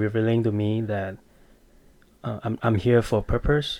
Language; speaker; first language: English; non-native, local second language; Chinese